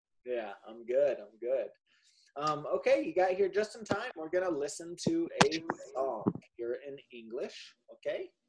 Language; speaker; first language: English; native; English